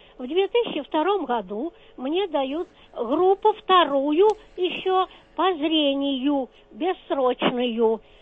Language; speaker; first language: Russian; native; Russian